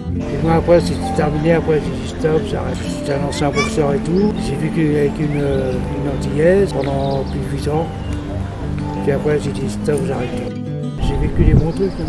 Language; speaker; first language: French; native; French